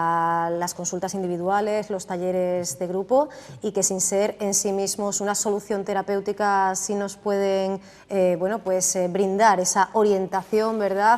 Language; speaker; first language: Spanish; native; Spanish